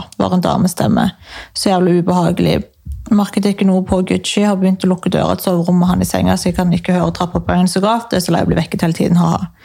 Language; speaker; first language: Norwegian; early bilingual, other home language; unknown